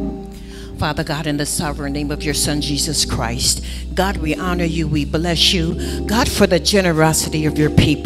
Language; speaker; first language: English; native; English